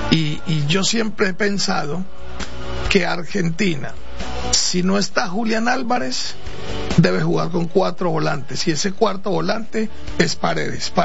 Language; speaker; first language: Spanish; native; Spanish